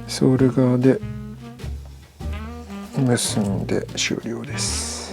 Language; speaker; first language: Japanese; native; Japanese